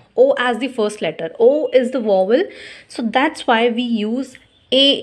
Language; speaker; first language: English; non-native, local second language; Hindi